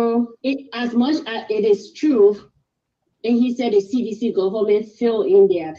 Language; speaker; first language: English; native; English